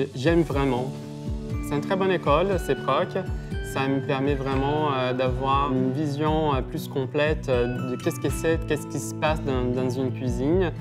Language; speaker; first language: French; non-native, fluent; Portuguese